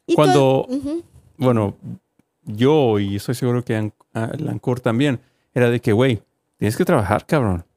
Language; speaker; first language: Spanish; native; Spanish